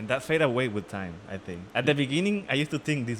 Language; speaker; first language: English; non-native, fluent; Spanish